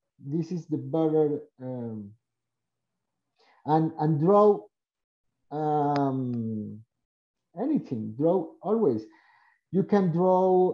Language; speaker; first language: English; non-native, learner; Spanish